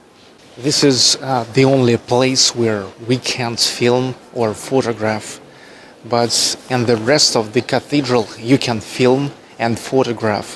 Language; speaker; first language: English; non-native, fluent; Russian